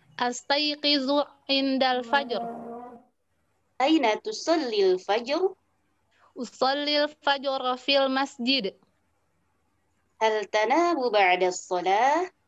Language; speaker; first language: Arabic; non-native, learner; Indonesian